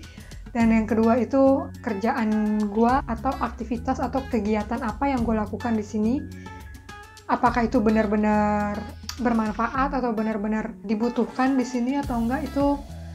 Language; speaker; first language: Indonesian; native; Indonesian